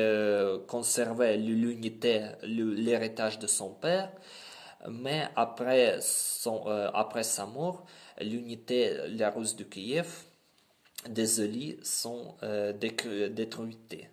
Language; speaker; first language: French; non-native, learner; Ukrainian